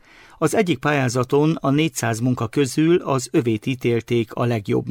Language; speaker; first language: Hungarian; native; Hungarian